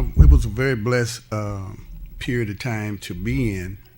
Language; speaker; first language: English; native; English